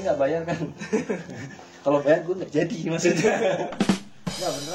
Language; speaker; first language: Indonesian; native; Indonesian